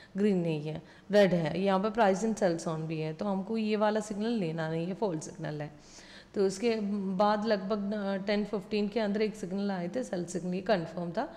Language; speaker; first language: Hindi; non-native, local second language; Malayalam